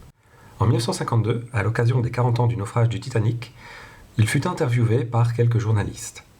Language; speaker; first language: French; non-native, local second language; Dutch